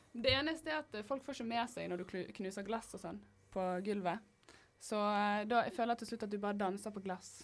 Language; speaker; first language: Norwegian; native; Norwegian